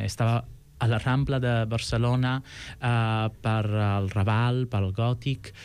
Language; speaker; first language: Catalan; non-native, fluent; Sicilian